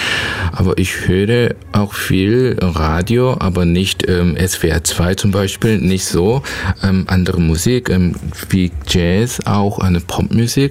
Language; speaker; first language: German; non-native, learner; Korean